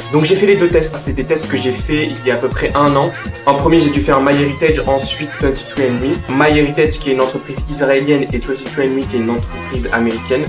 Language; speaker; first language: French; native; French